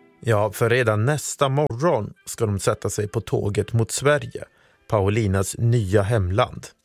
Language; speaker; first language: Swedish; native; Swedish